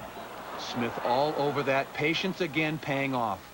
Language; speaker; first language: English; native; English